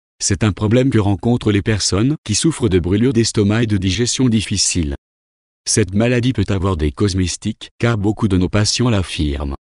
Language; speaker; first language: French; non-native, local second language; Wolof